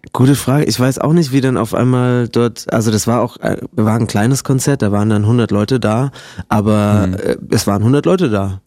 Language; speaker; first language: German; native; German